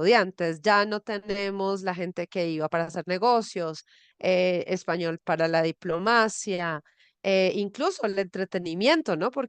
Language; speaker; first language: Spanish; native; Spanish